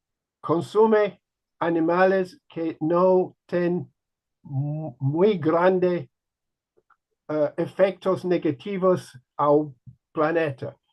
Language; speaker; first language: Spanish; non-native, learner; English